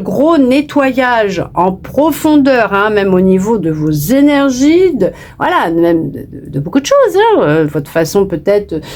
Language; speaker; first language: French; native; French